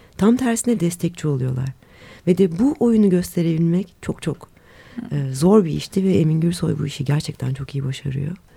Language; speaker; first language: Turkish; native; Turkish